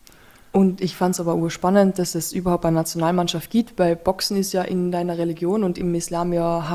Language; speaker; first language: German; native; German